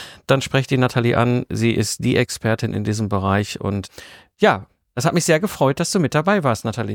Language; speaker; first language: German; native; German